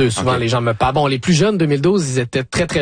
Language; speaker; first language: French; native; French